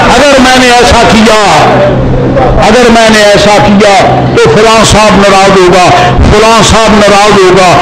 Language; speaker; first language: Urdu; non-native, local second language; Punjabi